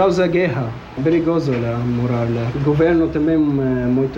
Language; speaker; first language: Portuguese; non-native, learner; Arabic